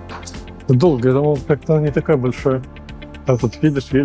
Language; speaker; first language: Russian; native; Russian